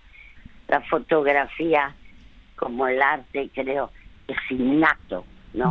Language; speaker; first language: Spanish; early bilingual, other home language; French